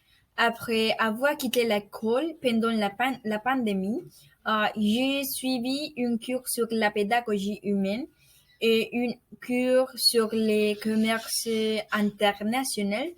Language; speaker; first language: French; non-native, learner; Spanish